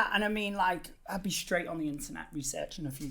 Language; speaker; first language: English; native; English